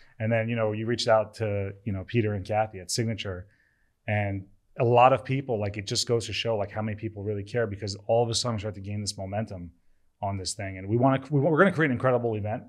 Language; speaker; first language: English; early bilingual, other home language; Turkish